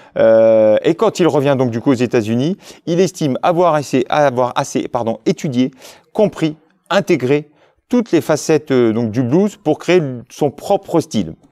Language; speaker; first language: French; native; French